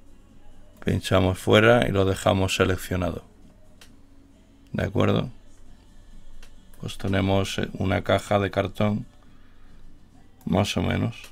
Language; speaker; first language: Spanish; native; Spanish